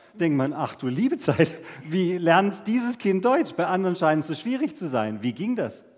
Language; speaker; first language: German; native; German